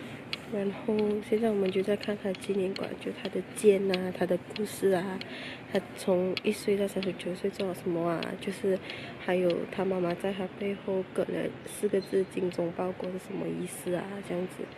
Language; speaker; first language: Chinese; early bilingual, heritage; Cantonese